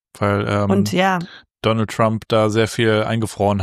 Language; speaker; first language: German; native; German